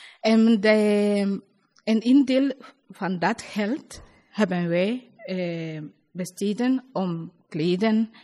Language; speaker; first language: Dutch; non-native, learner; Spanish